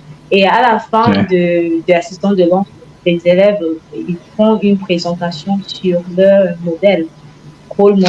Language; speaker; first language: French; non-native, fluent; Igbo